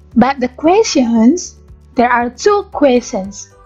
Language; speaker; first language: English; non-native, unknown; Indonesian